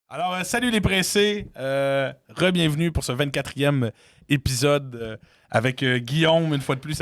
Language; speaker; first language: French; native; French